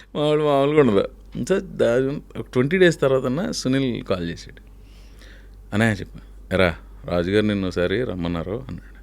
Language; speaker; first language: Telugu; native; Telugu